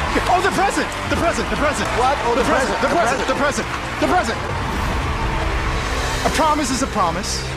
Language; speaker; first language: English; native; English